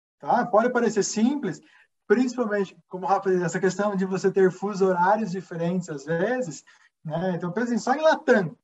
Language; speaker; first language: Portuguese; native; Portuguese